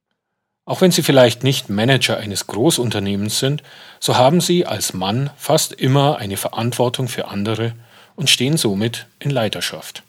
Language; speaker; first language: German; native; German